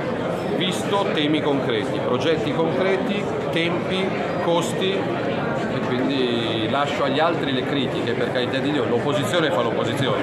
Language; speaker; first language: Italian; native; Italian